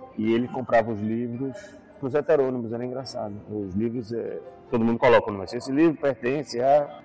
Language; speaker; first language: Portuguese; native; Portuguese